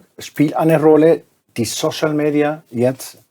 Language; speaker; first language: German; non-native, fluent; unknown